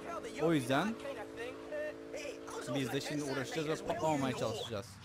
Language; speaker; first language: Turkish; native; Turkish